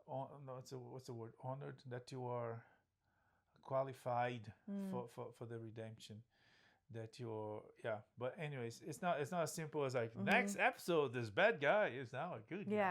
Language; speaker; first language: English; non-native, fluent; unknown